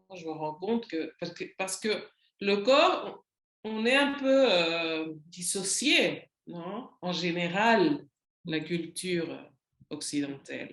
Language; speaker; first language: French; non-native, learner; Spanish